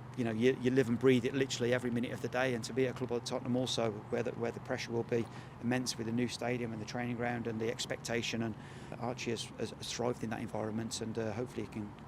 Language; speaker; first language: English; native; English